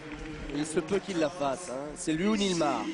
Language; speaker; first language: French; native; French